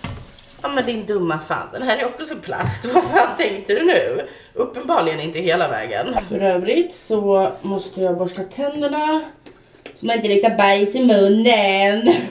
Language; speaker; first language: Swedish; native; Swedish